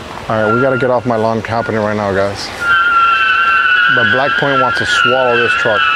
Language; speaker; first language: English; early bilingual, other home language; Spanish